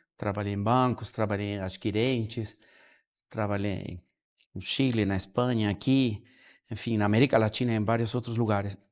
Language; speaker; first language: Portuguese; non-native, fluent; Spanish